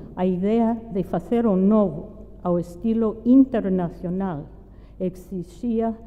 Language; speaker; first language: Portuguese; non-native, fluent; English